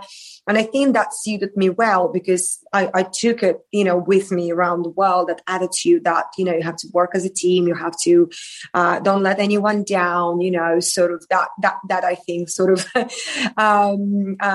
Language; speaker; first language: English; non-native, fluent; Russian